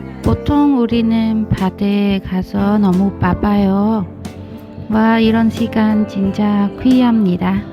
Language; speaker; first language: Korean; non-native, learner; Vietnamese